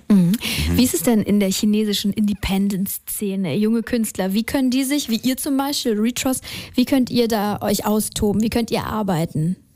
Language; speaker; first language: German; native; German